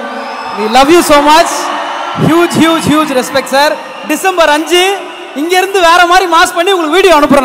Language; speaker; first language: Tamil; native; Tamil